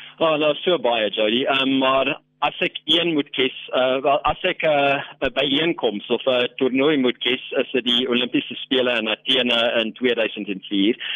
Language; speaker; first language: Afrikaans; non-native, local second language; English